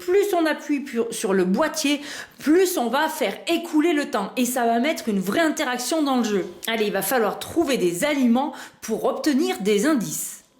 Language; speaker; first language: French; native; French